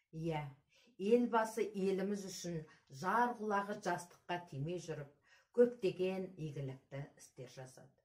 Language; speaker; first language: Kazakh; native; Kazakh